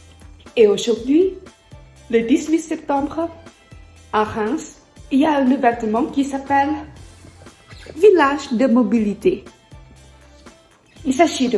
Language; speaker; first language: French; non-native, fluent; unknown